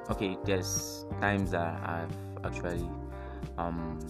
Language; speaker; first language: English; non-native, local second language; Igbo